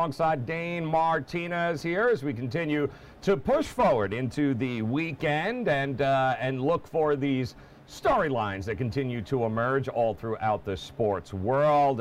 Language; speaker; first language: English; native; English